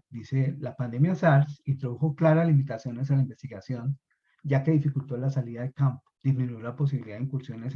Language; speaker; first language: Spanish; native; Spanish